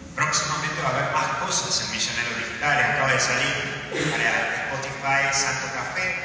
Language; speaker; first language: Spanish; native; Spanish